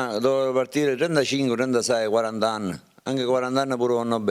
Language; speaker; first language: Italian; native; Italian